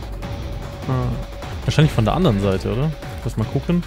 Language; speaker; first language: German; native; German